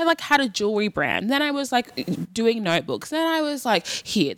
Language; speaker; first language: English; native; English